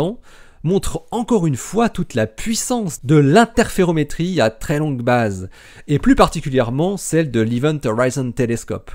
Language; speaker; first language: French; native; French